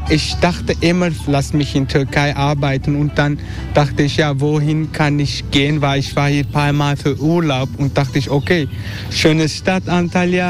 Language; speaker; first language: German; non-native, learner; Turkish